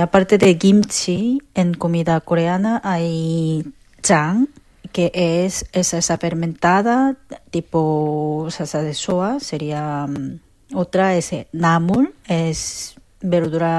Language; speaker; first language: Spanish; non-native, fluent; Korean